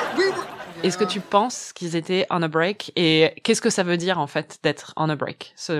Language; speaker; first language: French; native; French